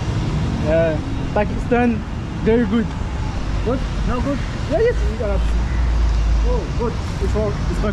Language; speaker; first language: English; non-native, learner; French